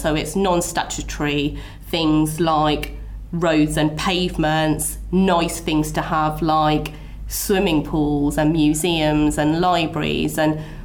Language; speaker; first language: English; native; English